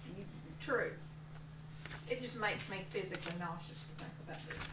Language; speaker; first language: English; native; English